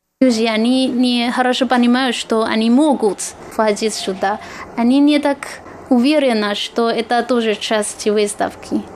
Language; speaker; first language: Russian; non-native, fluent; Chinese